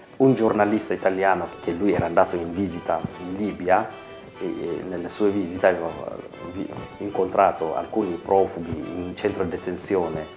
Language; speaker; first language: Italian; non-native, fluent; Tigrinya